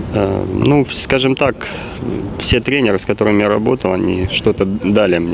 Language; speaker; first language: Russian; native; Russian